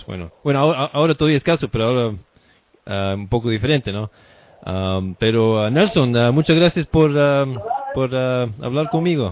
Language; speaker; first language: Spanish; non-native, fluent; English